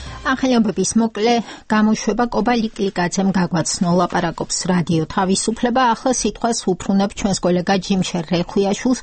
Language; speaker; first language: Georgian; native; Georgian